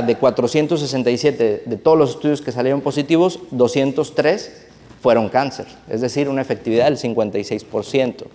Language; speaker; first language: Spanish; native; Spanish